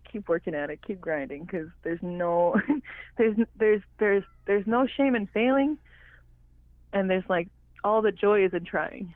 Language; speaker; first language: English; non-native, fluent; Cree